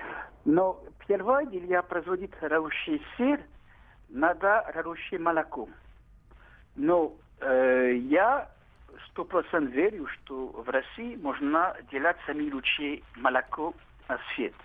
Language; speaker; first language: Russian; non-native, learner; French